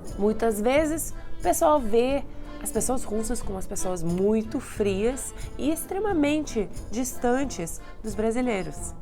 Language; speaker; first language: Portuguese; non-native, fluent; Russian